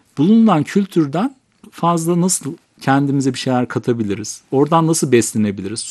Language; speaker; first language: Turkish; native; Turkish